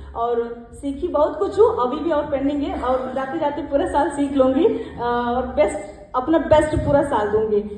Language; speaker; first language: Hindi; non-native, local second language; Kannada